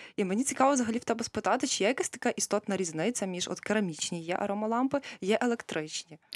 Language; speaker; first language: Ukrainian; native; Ukrainian